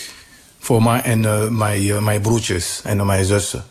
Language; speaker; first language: Dutch; non-native, learner; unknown